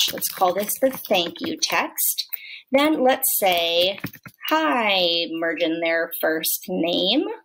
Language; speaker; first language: English; native; English